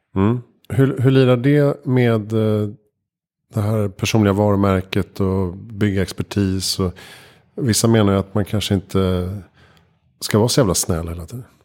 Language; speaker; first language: Swedish; native; Swedish